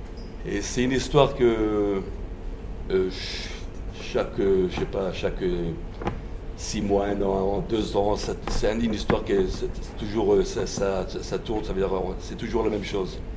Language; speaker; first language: French; non-native, fluent; Hebrew